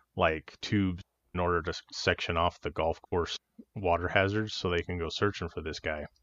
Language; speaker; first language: English; native; English